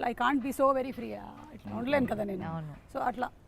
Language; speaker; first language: Telugu; native; Telugu